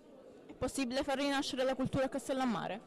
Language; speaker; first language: Italian; native; Italian